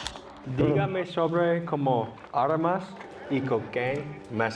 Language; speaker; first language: Spanish; non-native, learner; English